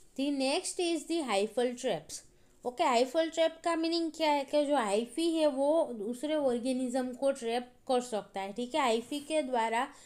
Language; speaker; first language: Hindi; non-native, local second language; Gujarati